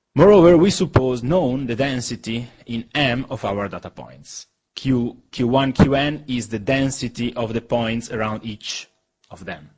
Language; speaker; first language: English; non-native, fluent; Italian